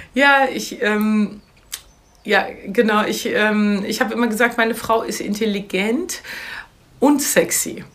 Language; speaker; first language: German; native; German